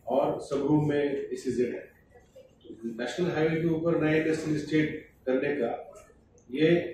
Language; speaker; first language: Hindi; non-native, local second language; Bangla